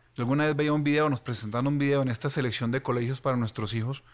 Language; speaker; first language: Spanish; native; Spanish